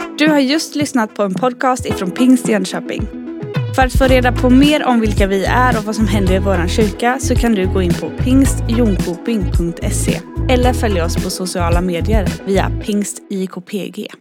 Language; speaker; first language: Swedish; native; Swedish